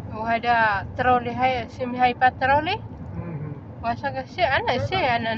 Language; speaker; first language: Arabic; non-native, learner; Filipino